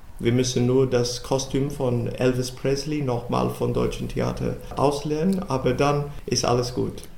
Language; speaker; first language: German; non-native, fluent; English